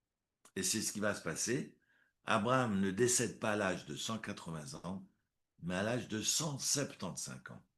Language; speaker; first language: French; native; French